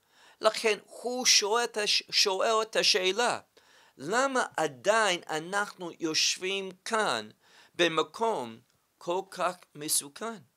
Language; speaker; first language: Hebrew; non-native, fluent; English